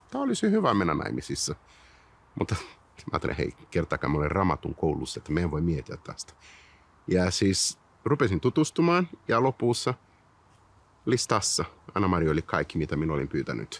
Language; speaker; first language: Finnish; non-native, learner; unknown